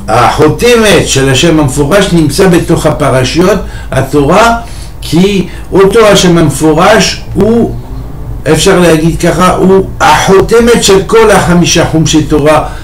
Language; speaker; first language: Hebrew; non-native, fluent; French